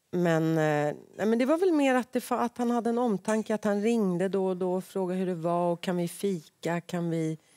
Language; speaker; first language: Swedish; native; Swedish